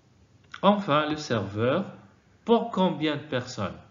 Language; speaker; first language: French; non-native, fluent; Arabic